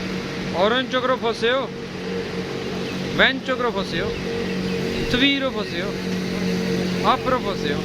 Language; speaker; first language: Korean; non-native, fluent; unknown